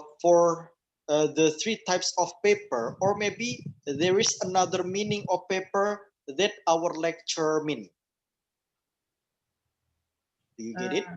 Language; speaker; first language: English; non-native, learner; Indonesian